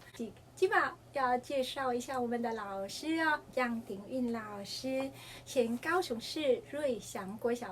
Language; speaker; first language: Chinese; non-native, fluent; Vietnamese